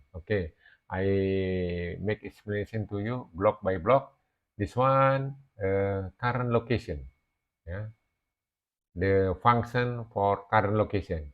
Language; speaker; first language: English; non-native, learner; Indonesian